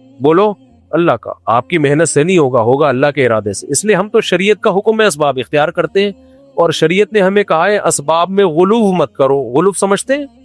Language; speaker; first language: Urdu; native; Urdu